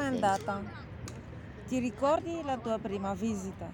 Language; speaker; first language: Italian; non-native, fluent; Bulgarian